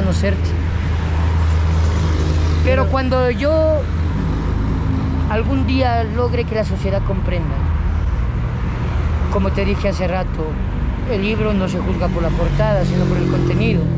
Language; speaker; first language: Spanish; native; Spanish